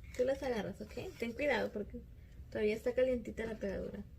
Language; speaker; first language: Spanish; early bilingual, other home language; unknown